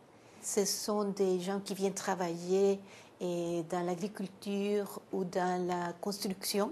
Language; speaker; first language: French; non-native, fluent; Spanish